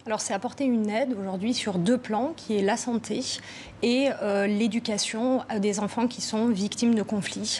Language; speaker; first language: French; native; French